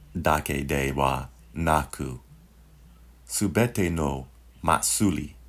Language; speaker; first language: Japanese; non-native, learner; English